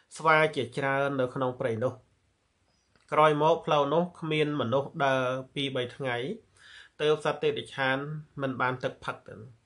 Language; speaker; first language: Khmer; native; Khmer